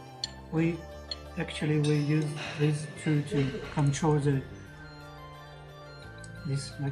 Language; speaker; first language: English; non-native, learner; Chinese